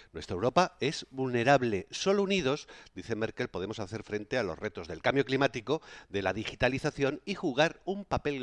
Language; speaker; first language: Spanish; native; Spanish